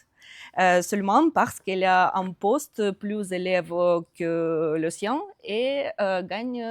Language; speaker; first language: French; non-native, fluent; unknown